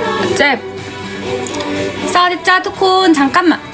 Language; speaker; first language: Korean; non-native, learner; Thai